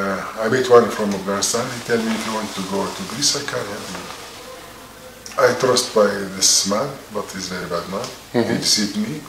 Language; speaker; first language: English; non-native, learner; Arabic